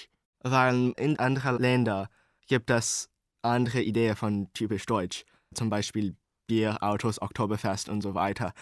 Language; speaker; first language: German; non-native, learner; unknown